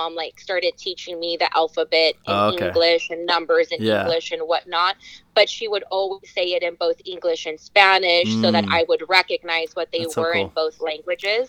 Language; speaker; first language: English; native; English